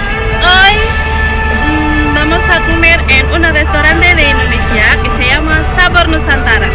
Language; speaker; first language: Spanish; non-native, learner; Indonesian